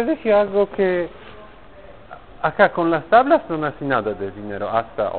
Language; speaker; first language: Spanish; non-native, learner; Polish